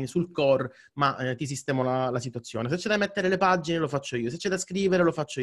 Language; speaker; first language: Italian; native; Italian